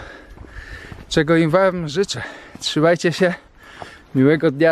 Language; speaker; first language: Polish; native; Polish